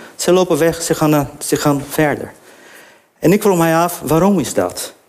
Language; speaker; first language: Dutch; non-native, fluent; Portuguese